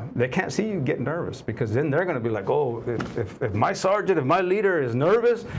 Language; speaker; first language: English; native; English